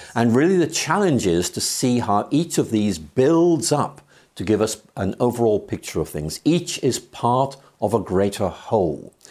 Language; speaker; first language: English; native; English